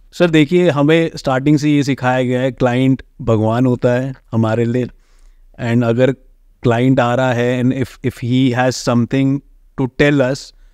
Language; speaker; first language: Hindi; native; Hindi